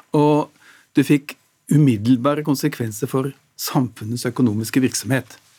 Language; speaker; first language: Norwegian; native; Norwegian